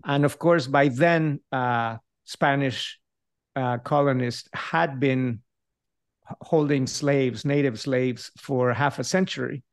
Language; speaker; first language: English; non-native, fluent; Spanish